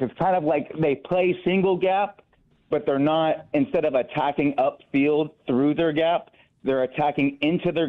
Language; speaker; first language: English; native; English